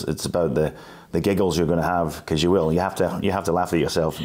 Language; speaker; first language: English; native; English